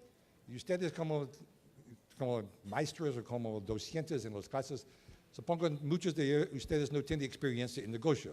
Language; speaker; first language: Spanish; non-native, learner; English